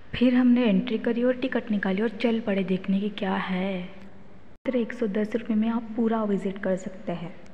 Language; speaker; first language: Hindi; non-native, local second language; Marathi